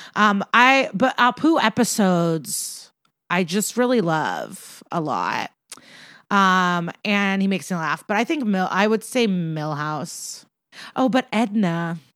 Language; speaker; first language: English; early bilingual, other home language; Russian